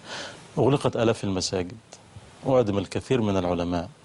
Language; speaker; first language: Arabic; native; Arabic